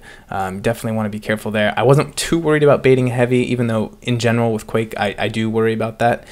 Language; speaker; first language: English; native; English